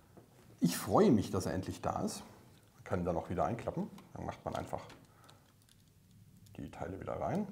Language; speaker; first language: German; native; German